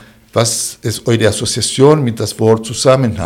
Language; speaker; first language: German; non-native, fluent; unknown